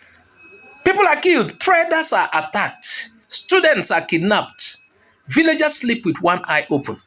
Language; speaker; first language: English; non-native, local second language; Igbo